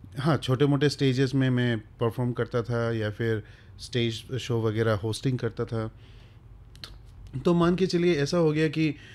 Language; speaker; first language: Hindi; non-native, local second language; Bangla